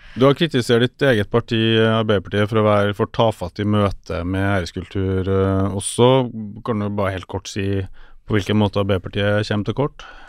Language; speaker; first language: Norwegian; native; Norwegian